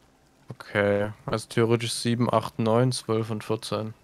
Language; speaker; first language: German; native; German